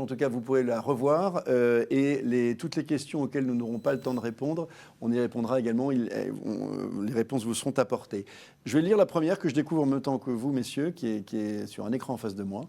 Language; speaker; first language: French; native; French